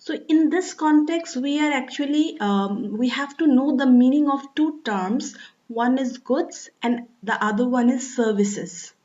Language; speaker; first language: English; non-native, local second language; Assamese